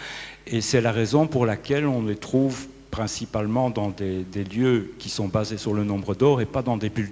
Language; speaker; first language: French; native; French